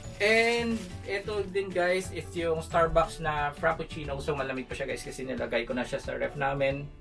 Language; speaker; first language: Filipino; non-native, local second language; Hiligaynon